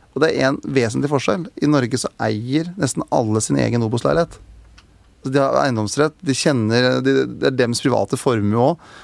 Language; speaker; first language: Norwegian; native; Norwegian